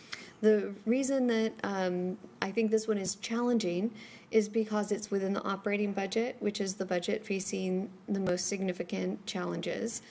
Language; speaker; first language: English; native; English